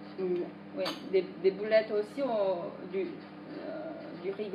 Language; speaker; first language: French; non-native, fluent; Chinese